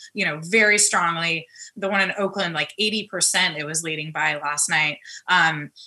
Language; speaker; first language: English; native; English